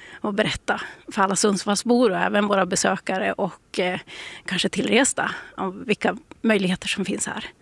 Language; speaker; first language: Swedish; native; Swedish